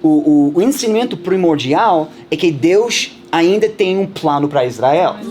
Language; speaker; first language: Portuguese; non-native, fluent; English